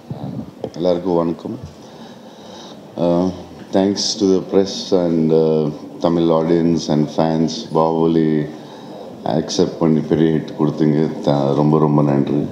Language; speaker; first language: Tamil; non-native, local second language; Telugu